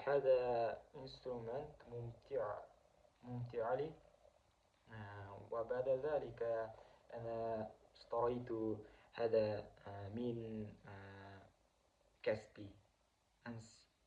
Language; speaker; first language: Arabic; non-native, learner; Kazakh